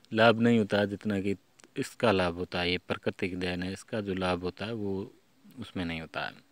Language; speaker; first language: Hindi; native; Hindi